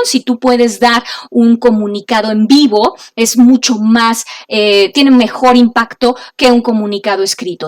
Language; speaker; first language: Spanish; native; Spanish